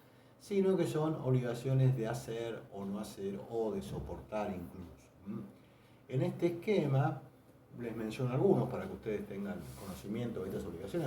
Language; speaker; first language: Spanish; native; Spanish